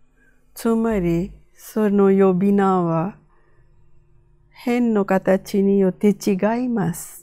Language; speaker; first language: Japanese; non-native, fluent; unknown